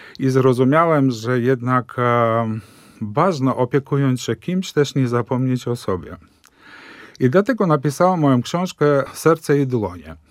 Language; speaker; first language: Polish; early bilingual, heritage; Polish